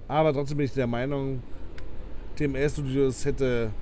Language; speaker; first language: German; native; German